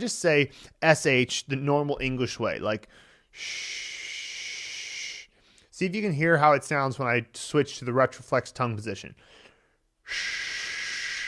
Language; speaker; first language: English; native; English